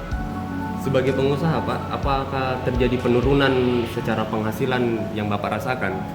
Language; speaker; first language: Indonesian; native; Indonesian